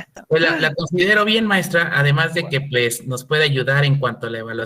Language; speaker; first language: Spanish; native; Spanish